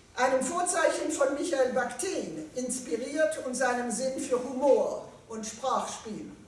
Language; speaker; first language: German; non-native, fluent; French